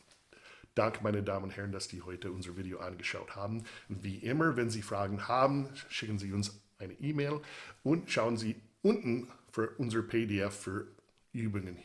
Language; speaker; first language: German; non-native, fluent; English